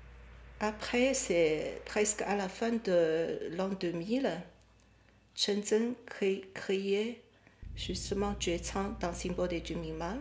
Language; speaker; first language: French; non-native, fluent; Chinese